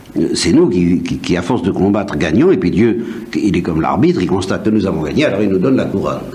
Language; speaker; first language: French; native; French